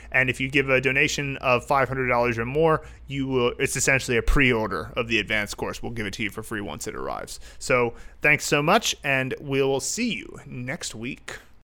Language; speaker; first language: English; native; English